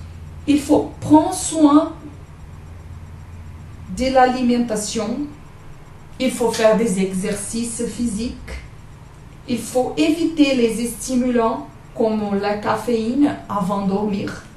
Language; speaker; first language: French; non-native, learner; Portuguese